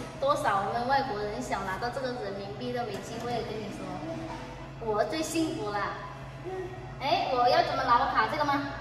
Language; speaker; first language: Chinese; non-native, fluent; Vietnamese